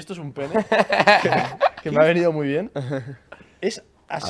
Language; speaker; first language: Spanish; native; Spanish